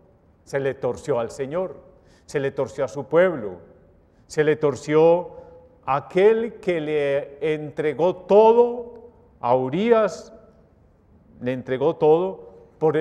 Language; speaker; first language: Spanish; native; Spanish